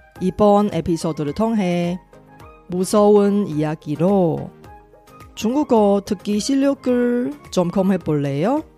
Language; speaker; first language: Korean; non-native, fluent; Chinese